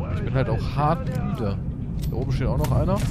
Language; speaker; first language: German; native; German